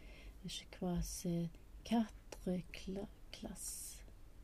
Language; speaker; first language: French; non-native, learner; Swedish